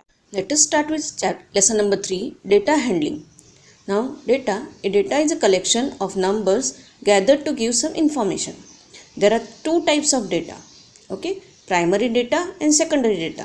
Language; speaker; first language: English; non-native, local second language; Gujarati